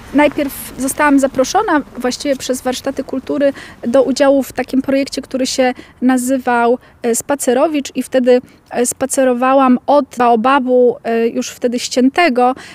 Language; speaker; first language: Polish; native; Polish